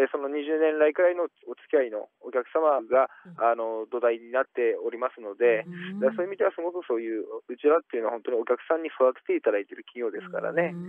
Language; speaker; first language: Japanese; native; Japanese